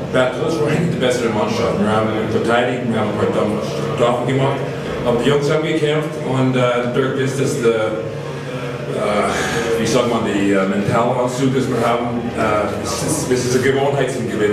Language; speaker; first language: German; non-native, fluent; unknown